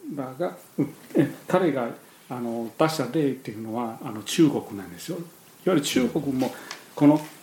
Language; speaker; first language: Japanese; non-native, fluent; Chinese